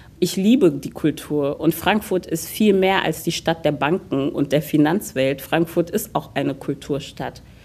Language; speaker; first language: German; early bilingual, other home language; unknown